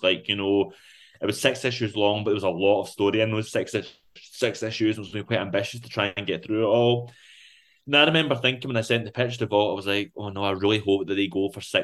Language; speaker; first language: English; native; English